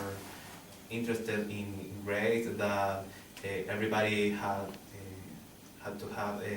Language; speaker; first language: English; non-native, learner; Spanish